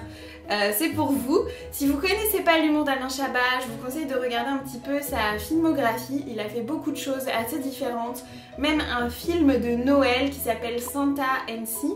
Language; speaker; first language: French; native; French